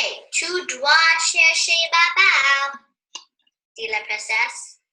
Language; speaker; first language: French; non-native, learner; English